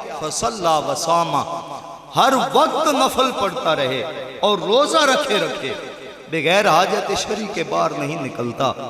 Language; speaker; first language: Urdu; non-native, local second language; Punjabi